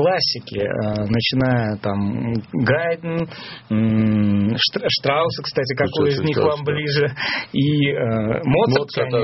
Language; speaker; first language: Russian; native; Russian